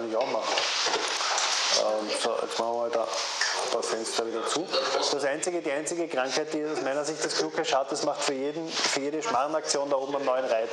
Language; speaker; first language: German; native; German